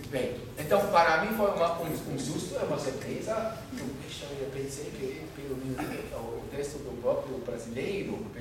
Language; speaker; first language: Portuguese; non-native, fluent; German